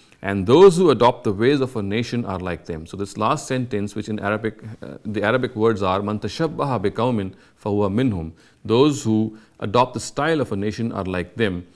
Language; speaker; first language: English; non-native, local second language; Urdu